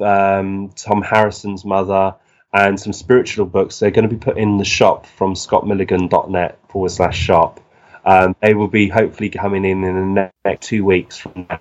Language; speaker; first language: English; native; English